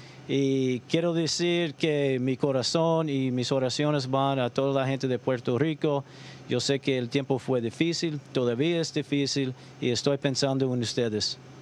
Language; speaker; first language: Spanish; early bilingual, other home language; English